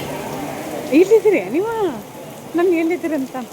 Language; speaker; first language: Kannada; native; Kannada